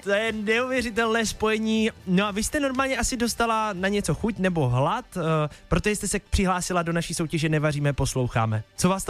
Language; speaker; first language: Czech; native; Czech